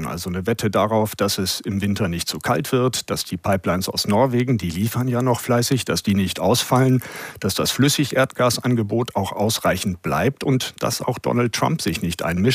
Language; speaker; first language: German; native; German